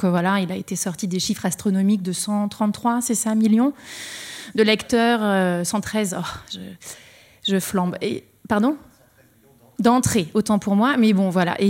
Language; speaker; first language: French; native; French